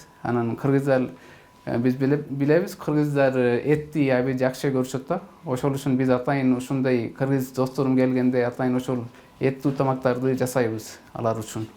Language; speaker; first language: Kyrgyz; non-native, fluent; Urdu